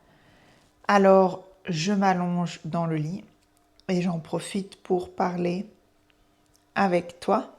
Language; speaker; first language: French; native; French